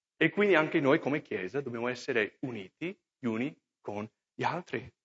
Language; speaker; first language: Italian; non-native, fluent; English